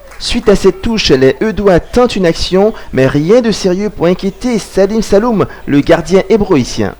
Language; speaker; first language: French; native; French